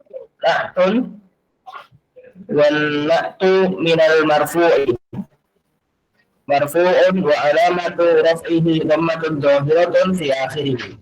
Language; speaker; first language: Arabic; non-native, learner; Indonesian